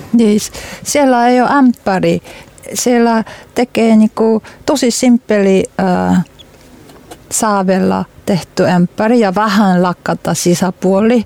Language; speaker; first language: Finnish; non-native, learner; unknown